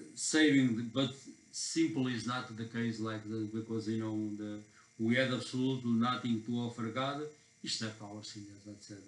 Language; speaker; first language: English; non-native, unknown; Portuguese